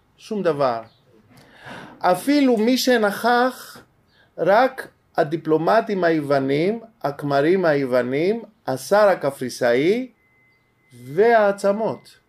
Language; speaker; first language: Hebrew; non-native, fluent; Greek